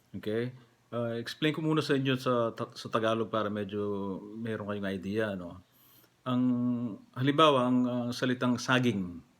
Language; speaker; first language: Filipino; non-native, local second language; Pampanga